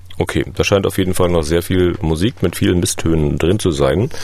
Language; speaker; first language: German; native; German